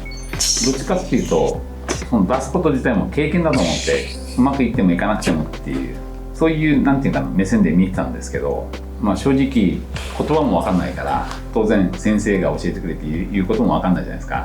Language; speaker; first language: Japanese; native; Japanese